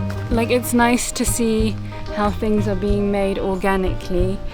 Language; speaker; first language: English; early bilingual, other home language; Turkish